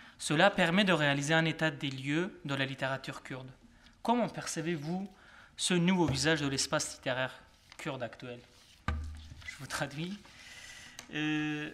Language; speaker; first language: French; non-native, fluent; Kurdish